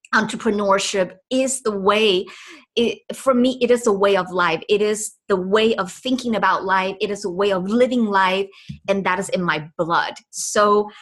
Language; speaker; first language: English; non-native, fluent; Chinese